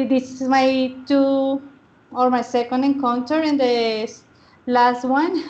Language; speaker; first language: English; non-native, learner; Spanish